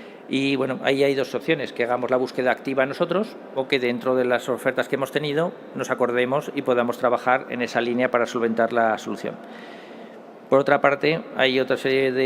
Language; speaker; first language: Spanish; native; Spanish